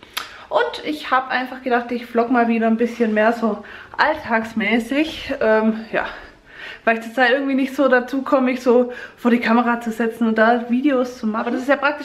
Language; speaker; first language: German; native; German